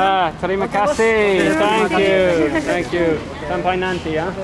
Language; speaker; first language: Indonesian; non-native, learner; English